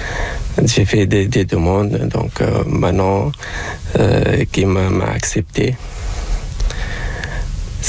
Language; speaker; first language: French; non-native, local second language; Arabic